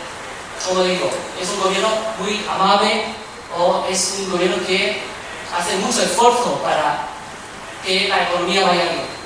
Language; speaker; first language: Spanish; early bilingual, other home language; Chinese